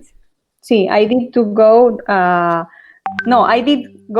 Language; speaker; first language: English; non-native, learner; Spanish